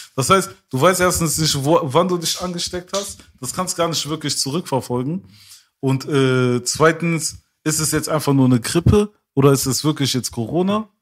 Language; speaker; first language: German; early bilingual, other home language; French